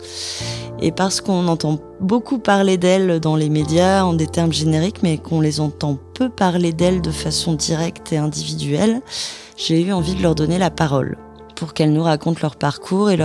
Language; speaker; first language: French; native; French